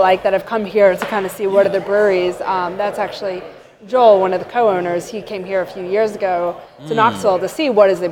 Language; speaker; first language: English; native; English